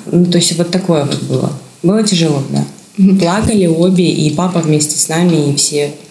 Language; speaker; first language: Russian; native; Russian